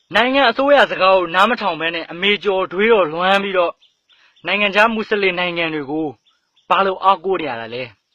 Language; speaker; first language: Burmese; native; Burmese